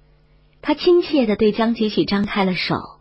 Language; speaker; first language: Chinese; native; Chinese